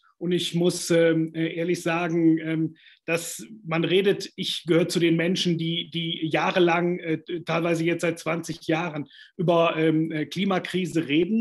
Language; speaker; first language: German; native; German